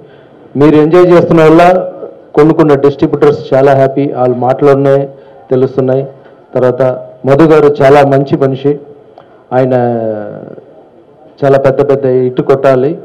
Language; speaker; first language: Telugu; non-native, local second language; Tamil